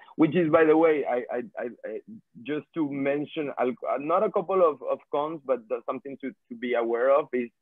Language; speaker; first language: English; non-native, fluent; Spanish